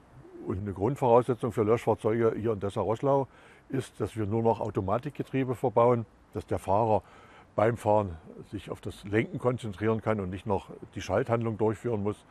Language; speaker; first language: German; native; German